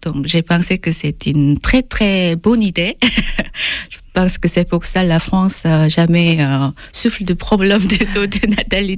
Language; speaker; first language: French; non-native, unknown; Korean